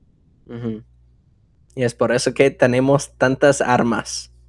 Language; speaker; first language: Spanish; non-native, fluent; English